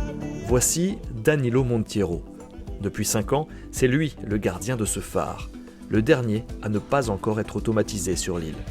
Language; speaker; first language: French; native; French